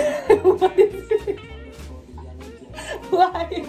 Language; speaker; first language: English; non-native, learner; Indonesian